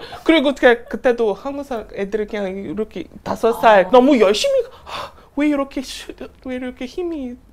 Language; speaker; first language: Korean; non-native, learner; English